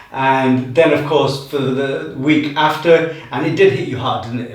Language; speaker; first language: English; native; English